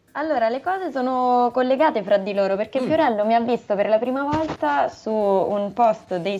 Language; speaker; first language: Italian; native; Italian